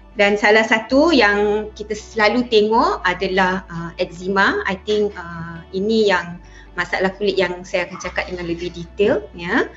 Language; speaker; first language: Malay; native; Malay